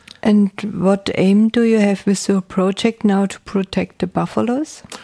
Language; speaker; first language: English; non-native, fluent; German